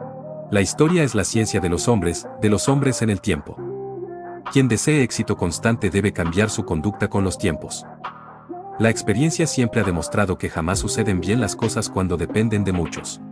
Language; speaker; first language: Spanish; native; Spanish